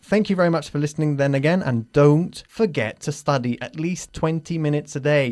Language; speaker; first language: English; native; English